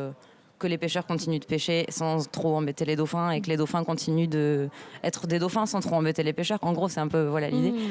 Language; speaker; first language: French; native; French